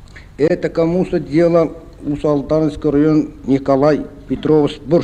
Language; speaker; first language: Russian; non-native, local second language; Yakut